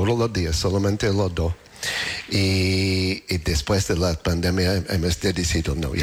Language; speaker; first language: Spanish; non-native, learner; English